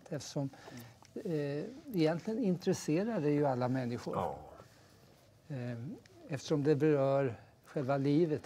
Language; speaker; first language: Swedish; native; Swedish